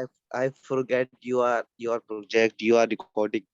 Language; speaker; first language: English; non-native, learner; Urdu